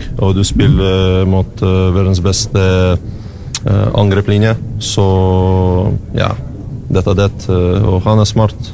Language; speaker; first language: Norwegian; non-native, learner; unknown